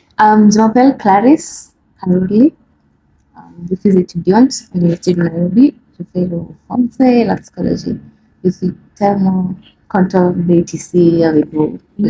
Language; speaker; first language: French; non-native, learner; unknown